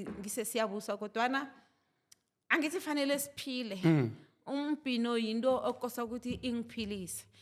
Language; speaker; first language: Zulu; non-native, local second language; South Ndebele